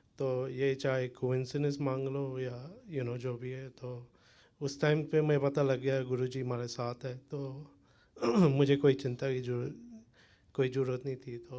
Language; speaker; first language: Hindi; early bilingual, heritage; Punjabi